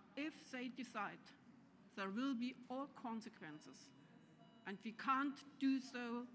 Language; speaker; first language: English; non-native, fluent; German